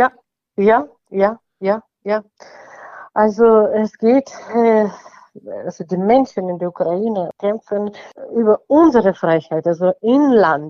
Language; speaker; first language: German; non-native, fluent; Ukrainian